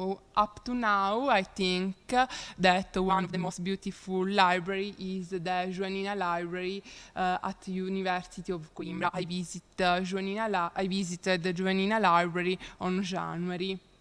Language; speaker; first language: English; non-native, learner; Italian